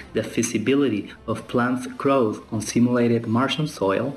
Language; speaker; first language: English; non-native, fluent; German